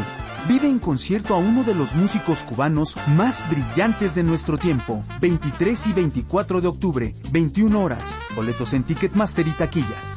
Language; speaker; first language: Spanish; native; Spanish